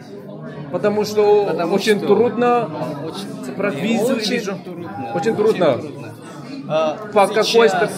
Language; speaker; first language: Russian; non-native, learner; Vietnamese